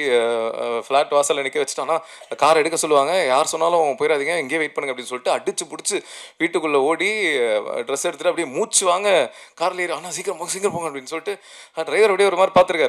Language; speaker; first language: Tamil; native; Tamil